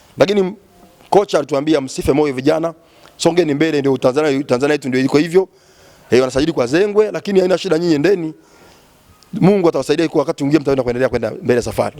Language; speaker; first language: Swahili; native; Swahili